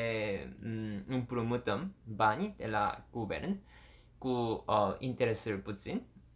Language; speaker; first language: Romanian; non-native, learner; Korean